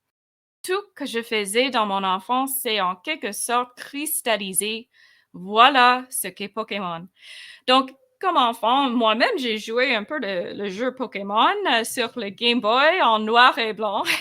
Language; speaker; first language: French; non-native, fluent; English